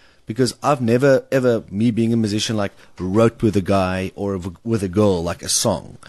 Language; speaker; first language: English; non-native, local second language; Afrikaans